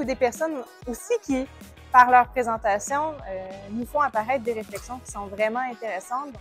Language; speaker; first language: French; native; French